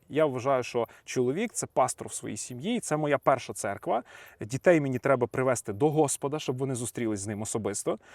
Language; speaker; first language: Ukrainian; native; Ukrainian